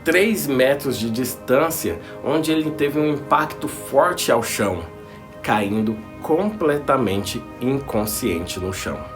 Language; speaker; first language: Portuguese; native; Portuguese